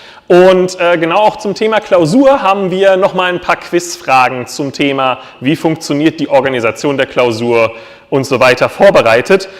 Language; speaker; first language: German; native; German